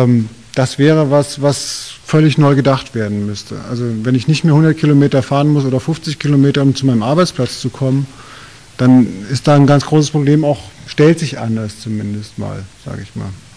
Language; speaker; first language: German; native; German